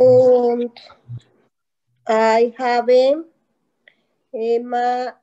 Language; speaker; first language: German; non-native, learner; Spanish